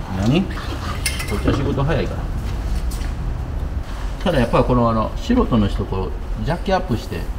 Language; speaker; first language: Japanese; native; Japanese